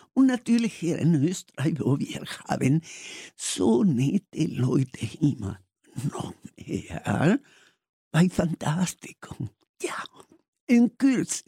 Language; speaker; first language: German; non-native, learner; Spanish